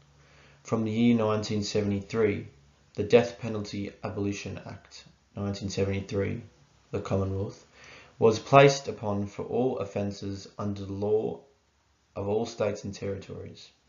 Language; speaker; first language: English; native; English